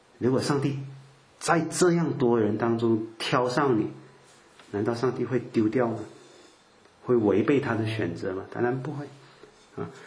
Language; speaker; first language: Chinese; native; Chinese